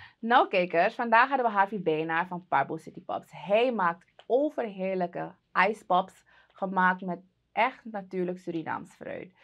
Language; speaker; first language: Dutch; native; Dutch